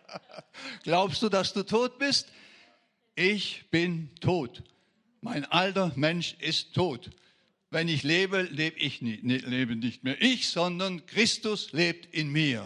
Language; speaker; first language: German; non-native, fluent; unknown